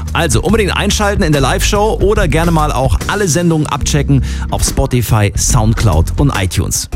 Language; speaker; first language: German; native; German